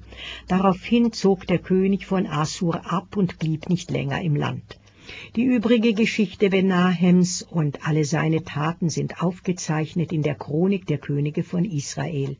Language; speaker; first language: German; native; German